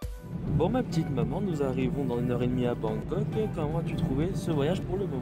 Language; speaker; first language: French; native; French